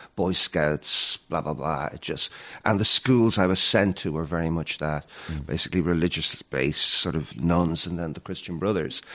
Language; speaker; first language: English; native; English